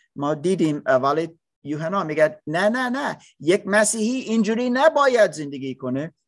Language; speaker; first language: Persian; non-native, learner; English